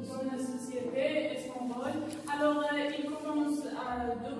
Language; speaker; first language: French; non-native, learner; Arabic